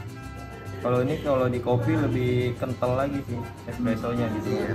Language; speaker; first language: Indonesian; non-native, fluent; Japanese